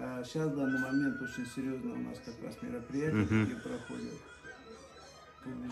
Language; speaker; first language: Russian; native; Russian